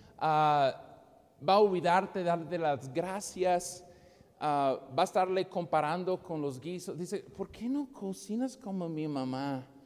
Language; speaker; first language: Spanish; non-native, fluent; English